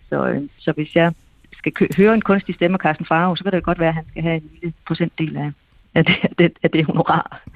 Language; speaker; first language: Danish; native; Danish